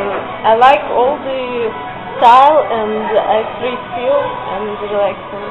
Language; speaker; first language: English; non-native, learner; Russian